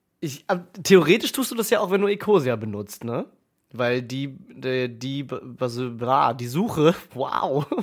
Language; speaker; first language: German; native; German